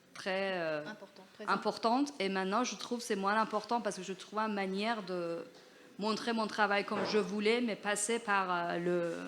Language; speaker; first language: French; non-native, fluent; Persian